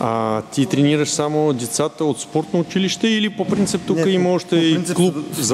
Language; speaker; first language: Bulgarian; non-native, learner; Russian